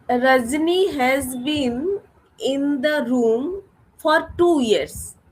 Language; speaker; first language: English; non-native, learner; Odia